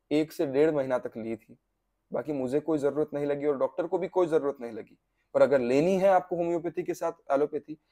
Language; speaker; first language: Hindi; non-native, local second language; Gujarati